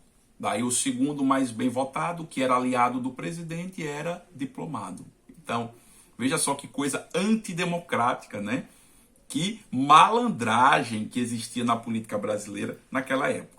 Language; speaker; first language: Portuguese; native; Portuguese